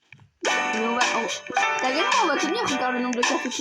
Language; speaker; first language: French; native; French